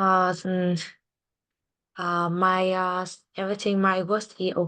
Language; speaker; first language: English; non-native, learner; Vietnamese